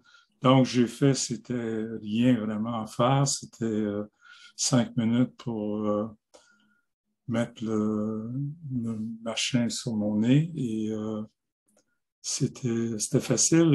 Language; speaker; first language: French; non-native, local second language; English